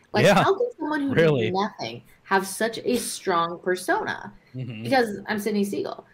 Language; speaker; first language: English; native; English